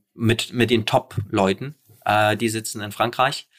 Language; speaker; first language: German; early bilingual, other home language; Polish